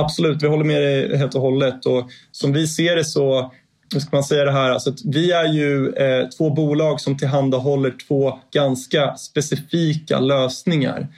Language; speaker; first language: Swedish; native; Swedish